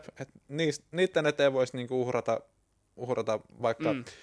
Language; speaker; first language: Finnish; native; Finnish